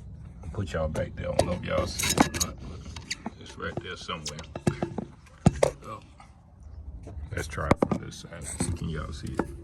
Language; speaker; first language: English; native; English